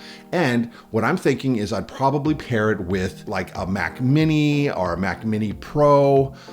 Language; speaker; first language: English; native; English